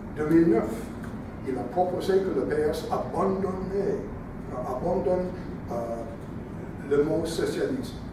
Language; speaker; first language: French; non-native, fluent; English